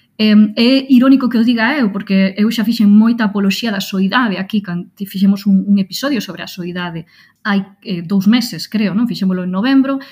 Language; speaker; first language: Galician; non-native, local second language; Spanish